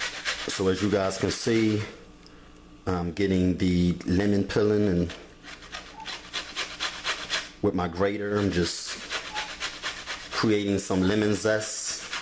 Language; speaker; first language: English; native; English